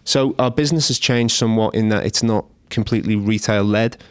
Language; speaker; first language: English; native; English